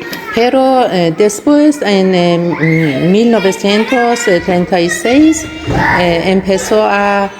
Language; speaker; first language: Spanish; non-native, learner; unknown